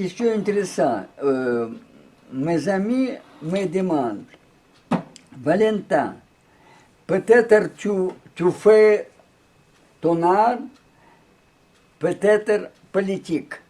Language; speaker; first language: French; non-native, learner; Russian